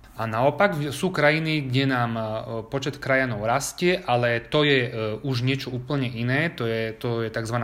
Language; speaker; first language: Slovak; early bilingual, heritage; Slovak